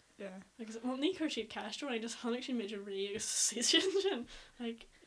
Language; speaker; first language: Irish; non-native, local second language; English